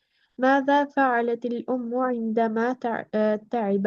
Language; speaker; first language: Arabic; non-native, learner; Albanian